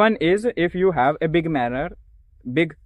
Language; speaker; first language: English; non-native, learner; Hindi